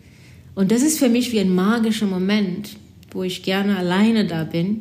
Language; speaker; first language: German; non-native, fluent; Portuguese